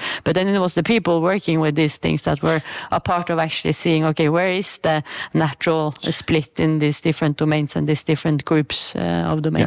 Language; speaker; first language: English; non-native, fluent; Norwegian